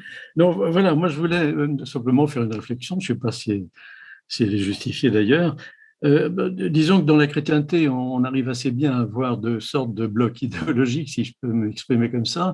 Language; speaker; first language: French; native; French